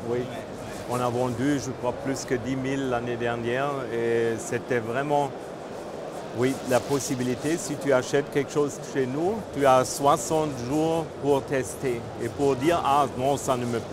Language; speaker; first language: French; non-native, fluent; German